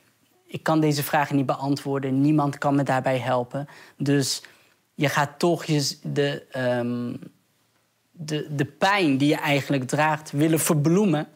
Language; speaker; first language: Dutch; early bilingual, other home language; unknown